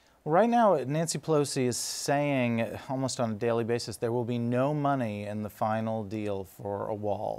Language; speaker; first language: English; native; English